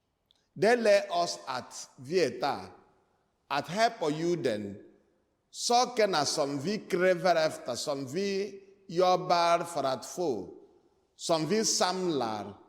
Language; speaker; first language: Swedish; non-native, fluent; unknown